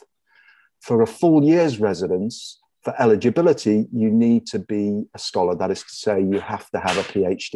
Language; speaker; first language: English; native; English